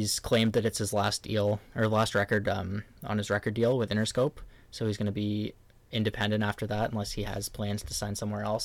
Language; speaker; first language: English; native; English